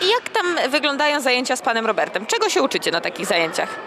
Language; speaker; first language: Polish; native; Polish